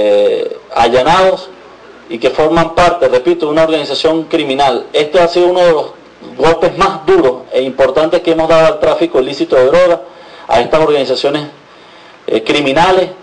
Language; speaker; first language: Spanish; native; Spanish